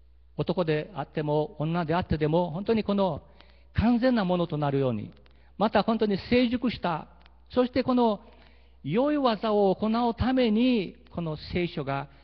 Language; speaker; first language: Japanese; early bilingual, heritage; Portuguese